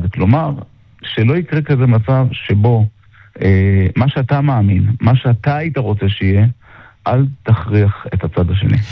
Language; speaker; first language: Hebrew; native; Hebrew